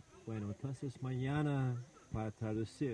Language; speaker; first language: Spanish; non-native, fluent; English